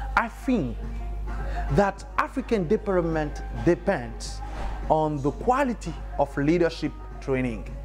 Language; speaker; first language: English; non-native, learner; French